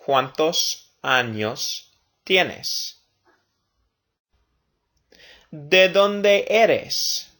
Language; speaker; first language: Spanish; non-native, fluent; English